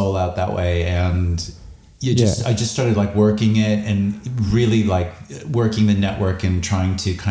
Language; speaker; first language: English; native; English